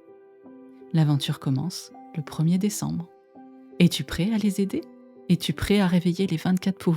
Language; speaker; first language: French; native; French